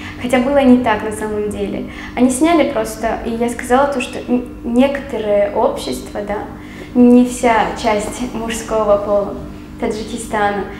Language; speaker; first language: Russian; non-native, local second language; Tajik